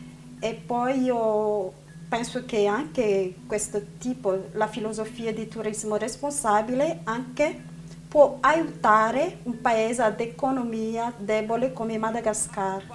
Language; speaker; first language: Italian; non-native, learner; Malagasy